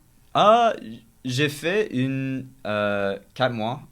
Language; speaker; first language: French; non-native, learner; English